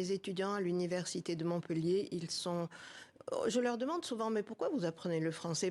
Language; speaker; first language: French; native; French